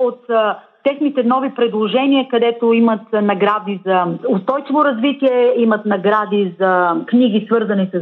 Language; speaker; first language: Bulgarian; native; Bulgarian